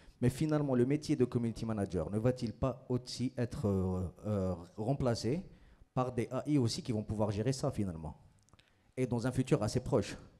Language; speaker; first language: French; non-native, local second language; Arabic